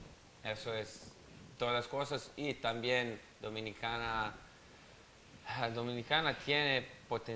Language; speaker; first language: Spanish; non-native, learner; Serbian